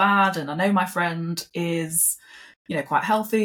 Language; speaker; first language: English; native; English